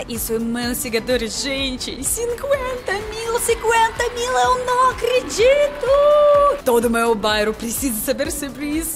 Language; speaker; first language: Portuguese; non-native, learner; Russian